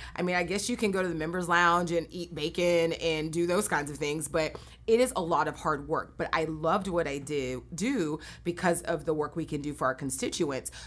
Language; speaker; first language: English; native; English